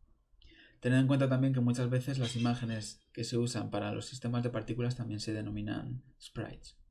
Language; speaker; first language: Spanish; native; Spanish